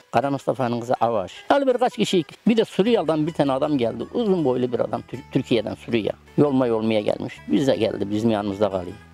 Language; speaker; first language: Turkish; native; Turkish